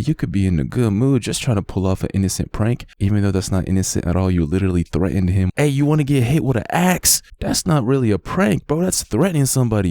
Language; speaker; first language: English; native; English